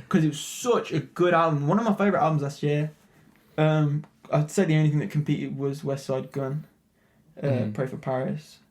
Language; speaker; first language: English; native; English